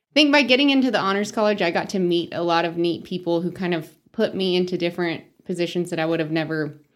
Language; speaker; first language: English; native; English